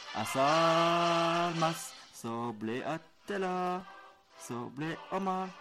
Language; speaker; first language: French; native; French